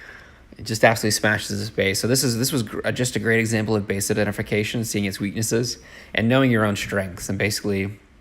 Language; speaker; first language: English; native; English